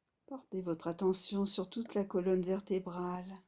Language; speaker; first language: French; native; French